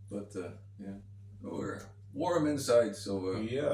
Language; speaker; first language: English; non-native, fluent; Dutch